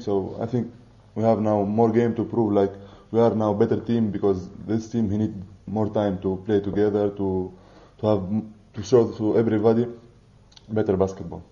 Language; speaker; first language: English; non-native, fluent; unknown